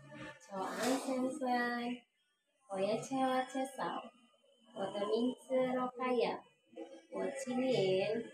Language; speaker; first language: Chinese; non-native, learner; Indonesian